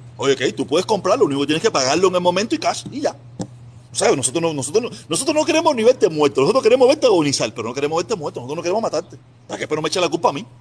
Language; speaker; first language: Spanish; native; Spanish